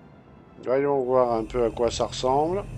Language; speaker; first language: French; native; French